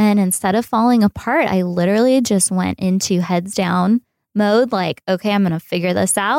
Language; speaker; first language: English; native; English